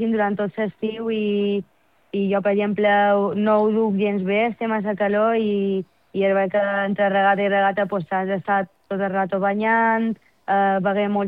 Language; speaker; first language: Catalan; native; Catalan